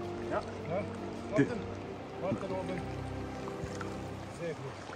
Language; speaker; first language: German; non-native, learner; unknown